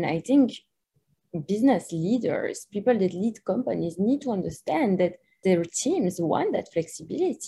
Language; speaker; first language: English; non-native, fluent; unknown